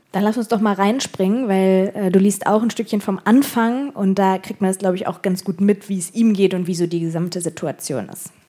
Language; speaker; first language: German; early bilingual, other home language; Arabic